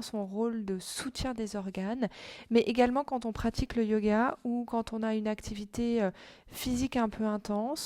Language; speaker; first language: French; native; French